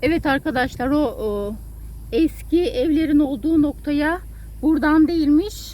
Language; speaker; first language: Turkish; native; Turkish